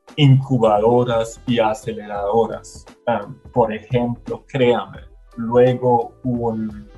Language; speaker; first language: Spanish; non-native, fluent; German